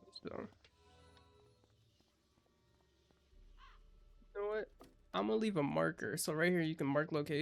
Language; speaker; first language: English; native; English